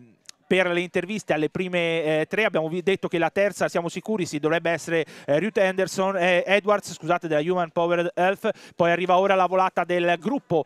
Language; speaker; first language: Italian; native; Italian